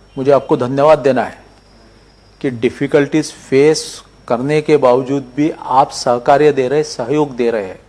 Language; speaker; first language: Hindi; non-native, local second language; Marathi